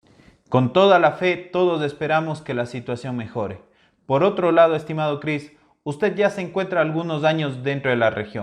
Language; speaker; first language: Spanish; native; Spanish